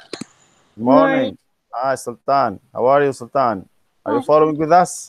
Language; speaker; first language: English; non-native, fluent; Arabic